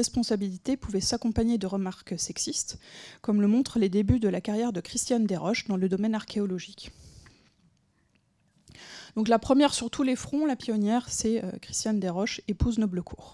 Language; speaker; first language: French; native; French